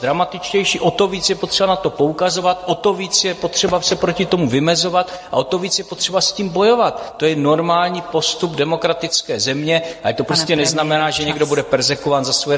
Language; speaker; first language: Czech; native; Czech